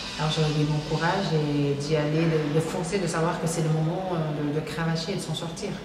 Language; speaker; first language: French; non-native, local second language; Wolof